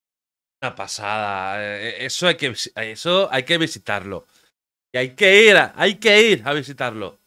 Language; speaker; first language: Spanish; native; Spanish